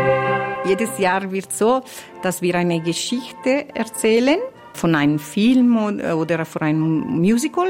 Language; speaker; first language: German; non-native, fluent; Italian